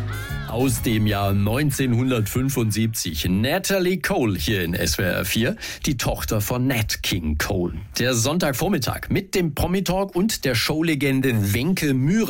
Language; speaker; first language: German; native; German